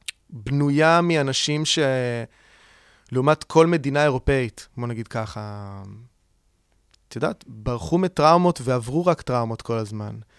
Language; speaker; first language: Hebrew; non-native, fluent; Italian